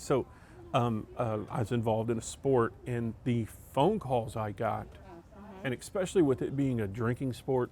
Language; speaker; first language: English; native; English